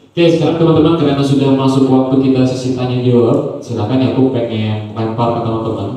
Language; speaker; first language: Indonesian; native; Indonesian